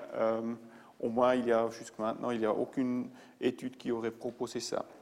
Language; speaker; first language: French; non-native, local second language; German